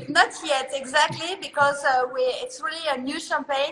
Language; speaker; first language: English; non-native, learner; French